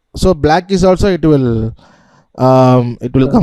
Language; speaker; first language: English; non-native, local second language; Tamil